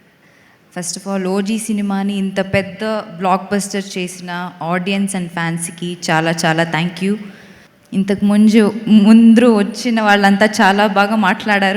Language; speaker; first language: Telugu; non-native, learner; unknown